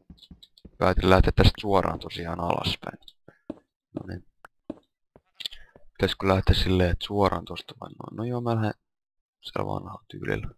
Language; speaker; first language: Finnish; native; Finnish